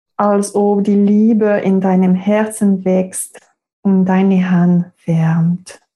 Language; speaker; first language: German; non-native, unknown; French